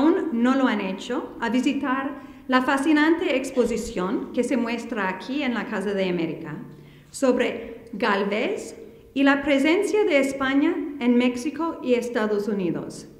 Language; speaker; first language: Spanish; non-native, fluent; English